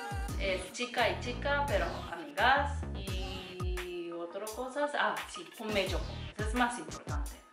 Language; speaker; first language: Spanish; non-native, learner; Japanese